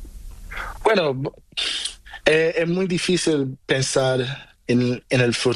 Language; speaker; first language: Spanish; non-native, learner; Portuguese